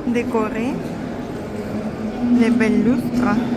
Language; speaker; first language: French; non-native, fluent; Russian